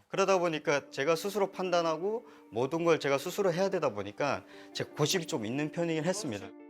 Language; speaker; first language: Korean; native; Korean